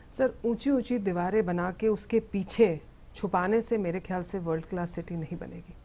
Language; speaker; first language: Hindi; native; Hindi